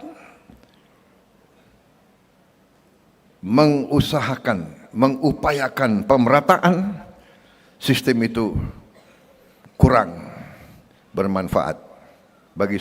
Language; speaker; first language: Indonesian; native; Indonesian